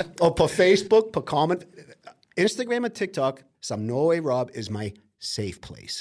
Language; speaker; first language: Norwegian; non-native, fluent; English